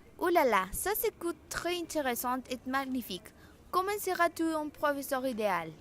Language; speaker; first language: French; non-native, learner; Spanish